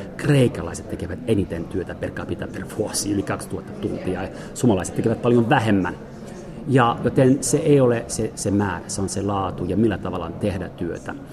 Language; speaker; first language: Finnish; non-native, fluent; French